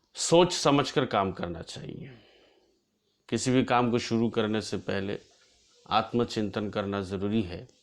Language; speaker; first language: Hindi; non-native, local second language; Assamese